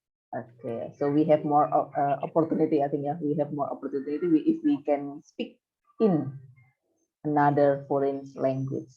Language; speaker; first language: English; non-native, fluent; Indonesian